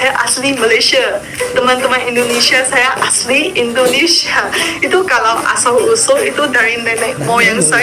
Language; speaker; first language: Indonesian; non-native, fluent; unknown